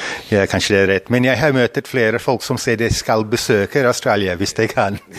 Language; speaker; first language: Norwegian; non-native, learner; English